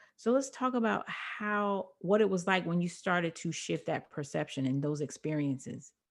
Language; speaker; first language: English; native; English